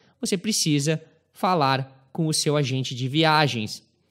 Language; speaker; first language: Portuguese; native; Portuguese